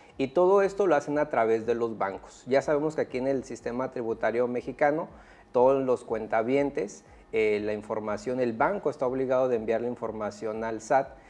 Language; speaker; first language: Spanish; native; Spanish